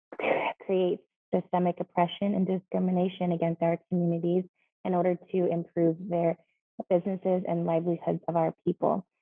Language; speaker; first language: English; native; English